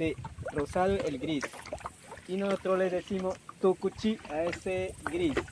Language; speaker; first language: Spanish; non-native, local second language; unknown